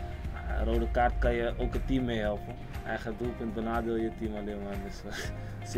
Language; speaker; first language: Dutch; native; Dutch